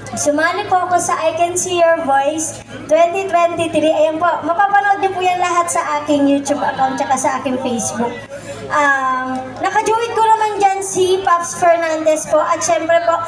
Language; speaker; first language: Filipino; native; Filipino